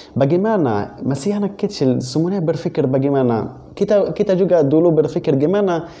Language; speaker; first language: Indonesian; non-native, fluent; Arabic